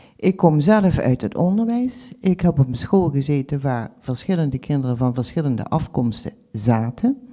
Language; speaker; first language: Dutch; native; Dutch